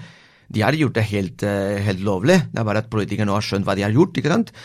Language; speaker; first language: Norwegian; non-native, fluent; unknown